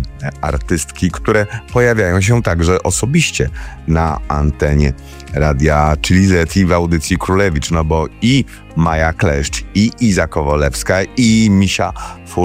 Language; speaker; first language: Polish; native; Polish